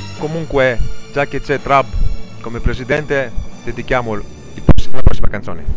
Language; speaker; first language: Italian; non-native, fluent; Greek